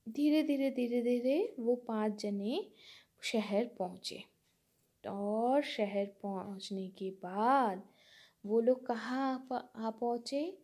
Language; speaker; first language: Hindi; non-native, local second language; Bangla